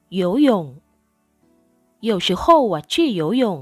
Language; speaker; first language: Chinese; non-native, fluent; Thai